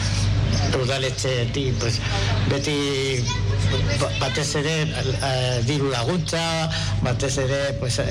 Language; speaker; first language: Basque; non-native, local second language; Spanish